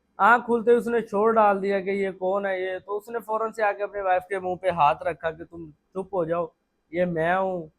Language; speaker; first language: Urdu; non-native, local second language; Punjabi